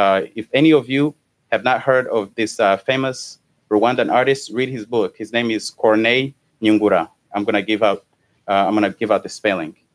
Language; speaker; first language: English; non-native, local second language; Kinyarwanda